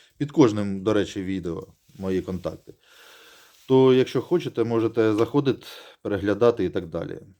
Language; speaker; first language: Ukrainian; native; Ukrainian